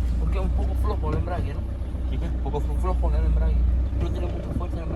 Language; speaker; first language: Spanish; native; Spanish